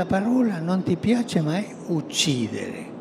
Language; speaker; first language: Italian; non-native, fluent; Spanish